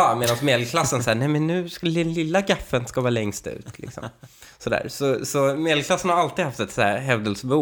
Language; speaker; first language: Swedish; native; Swedish